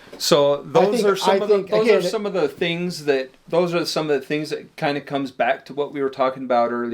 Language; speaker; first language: English; native; English